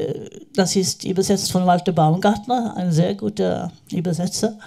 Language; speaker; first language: German; non-native, learner; Norwegian